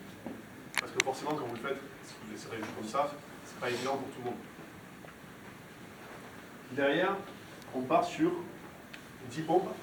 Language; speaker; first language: French; native; French